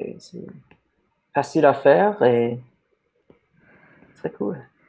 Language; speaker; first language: French; non-native, fluent; English